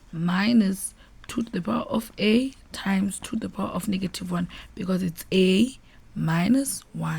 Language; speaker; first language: English; non-native, local second language; Xhosa